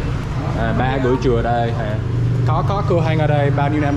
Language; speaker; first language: Vietnamese; early bilingual, heritage; Vietnamese